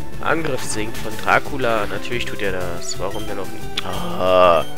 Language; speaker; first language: German; native; German